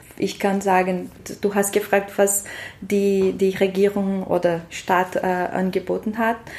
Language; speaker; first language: German; non-native, learner; Portuguese